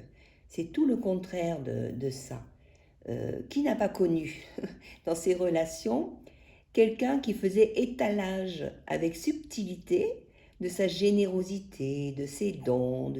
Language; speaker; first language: French; native; French